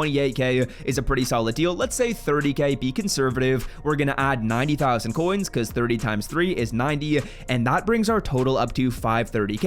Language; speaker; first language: English; native; English